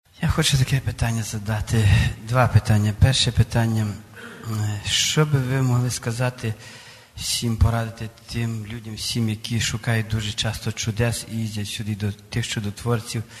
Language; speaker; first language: Ukrainian; native; Ukrainian